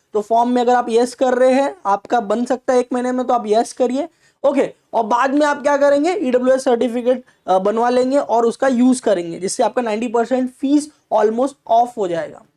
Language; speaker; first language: Hindi; non-native, local second language; Marathi